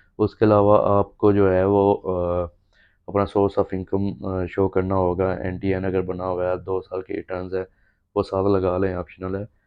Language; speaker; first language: Urdu; non-native, local second language; Punjabi